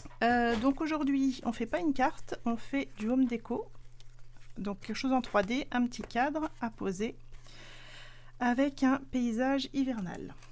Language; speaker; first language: French; native; French